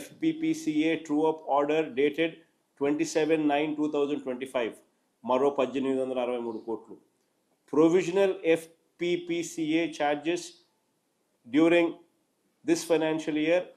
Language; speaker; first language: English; non-native, local second language; Telugu